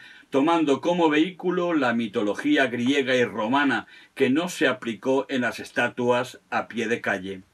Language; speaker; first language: Spanish; non-native, local second language; Catalan